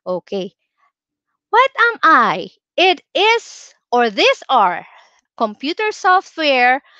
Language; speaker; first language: English; non-native, local second language; Filipino